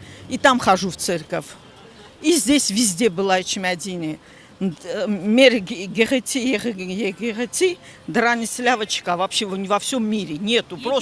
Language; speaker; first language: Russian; non-native, learner; Armenian